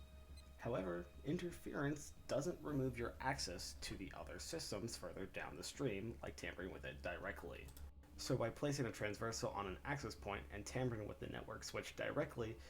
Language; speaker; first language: English; native; English